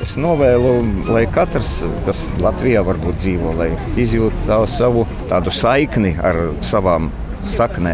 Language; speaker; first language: Latvian; non-native, local second language; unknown